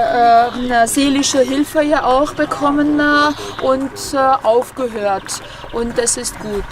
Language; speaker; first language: German; non-native, fluent; Georgian